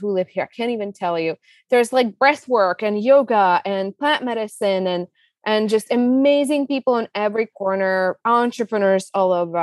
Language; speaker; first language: English; non-native, fluent; Czech